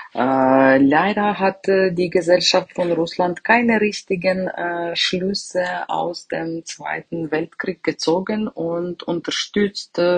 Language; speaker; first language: German; non-native, fluent; Ukrainian